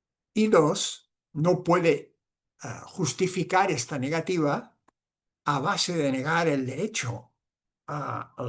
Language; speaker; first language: Spanish; non-native, local second language; Catalan